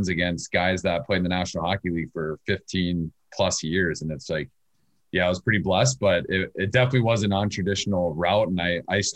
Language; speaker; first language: English; native; English